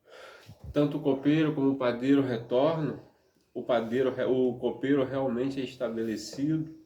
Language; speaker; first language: Portuguese; native; Portuguese